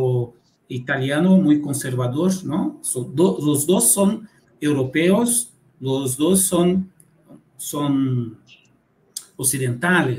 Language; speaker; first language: Spanish; non-native, fluent; Portuguese